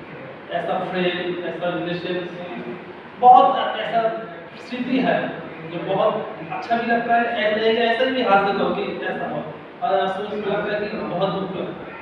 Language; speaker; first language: Hindi; non-native, local second language; Bangla